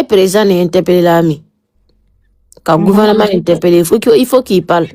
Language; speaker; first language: French; non-native, local second language; Mandingo